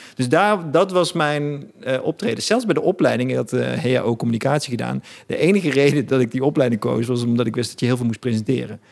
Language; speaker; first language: Dutch; native; Dutch